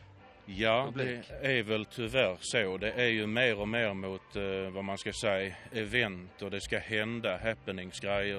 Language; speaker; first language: Swedish; native; Swedish